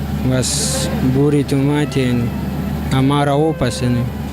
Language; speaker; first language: Hindi; non-native, local second language; Pashto